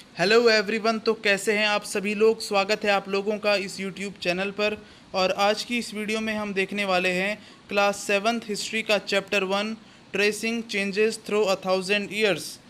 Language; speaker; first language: Hindi; native; Hindi